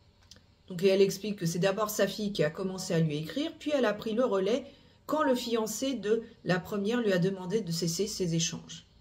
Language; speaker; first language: French; native; French